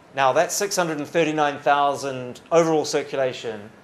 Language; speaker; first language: English; native; English